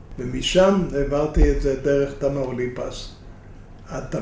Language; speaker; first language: Hebrew; non-native, fluent; Spanish